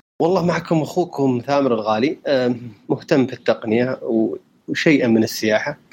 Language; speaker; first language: Arabic; native; Arabic